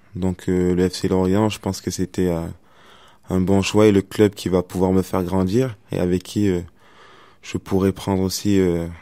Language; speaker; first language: French; native; French